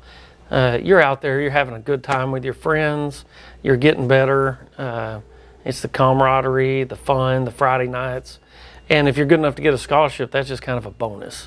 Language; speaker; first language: English; native; English